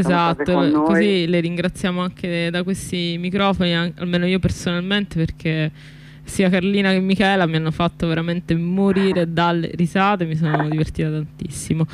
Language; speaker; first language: Italian; native; Italian